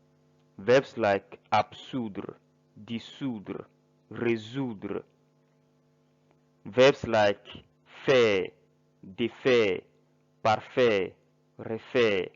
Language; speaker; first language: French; non-native, fluent; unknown